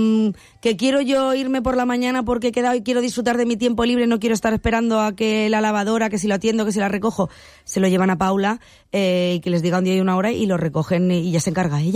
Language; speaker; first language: Spanish; native; Spanish